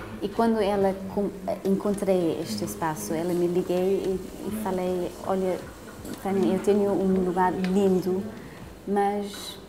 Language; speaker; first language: Portuguese; non-native, learner; German